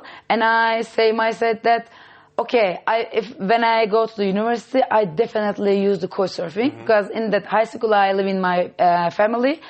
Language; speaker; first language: English; non-native, fluent; Turkish